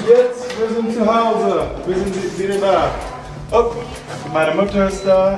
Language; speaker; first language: German; non-native, learner; English